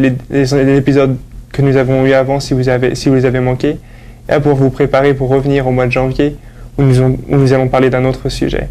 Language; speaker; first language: French; native; French